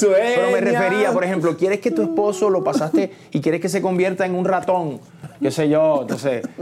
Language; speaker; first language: Spanish; native; Spanish